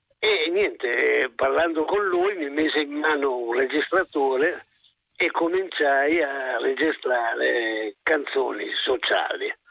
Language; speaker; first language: Italian; native; Italian